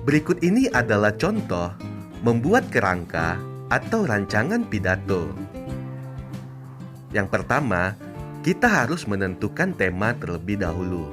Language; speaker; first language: Indonesian; native; Indonesian